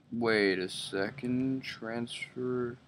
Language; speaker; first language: English; native; English